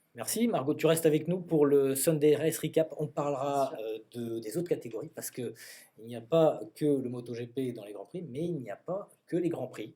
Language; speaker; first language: French; native; French